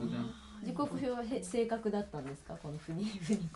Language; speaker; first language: Japanese; native; Japanese